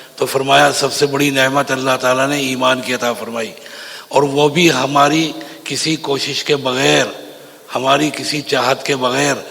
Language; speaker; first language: Urdu; native; Urdu